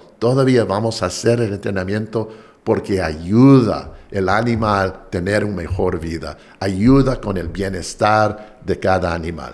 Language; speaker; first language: Spanish; non-native, fluent; English